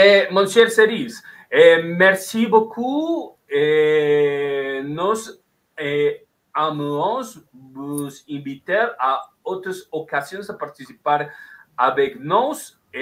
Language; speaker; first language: French; non-native, learner; Spanish